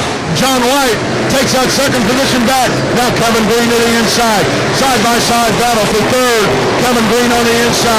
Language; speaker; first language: English; native; English